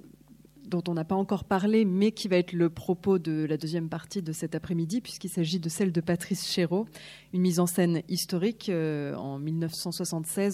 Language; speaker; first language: French; native; French